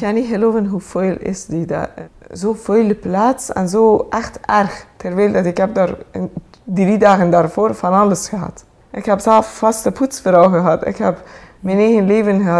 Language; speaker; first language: Dutch; non-native, fluent; Persian